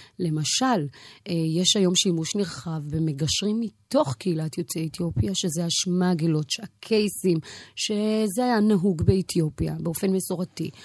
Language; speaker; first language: Hebrew; early bilingual, other home language; Amharic